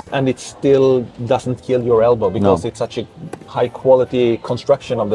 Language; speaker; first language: English; non-native, fluent; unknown